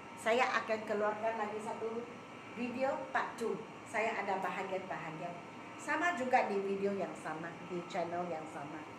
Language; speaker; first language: Malay; non-native, local second language; Chinese